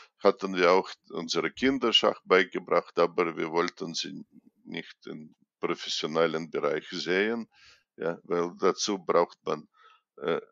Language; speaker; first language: German; non-native, fluent; Russian